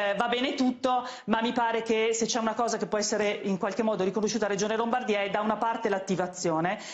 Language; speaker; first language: Italian; native; Italian